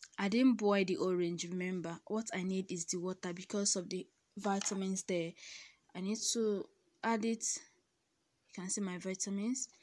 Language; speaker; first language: English; non-native, local second language; Igbo